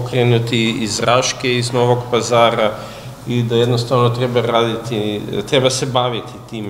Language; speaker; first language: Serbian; non-native, fluent; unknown